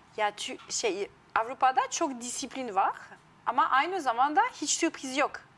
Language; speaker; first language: Turkish; non-native, fluent; French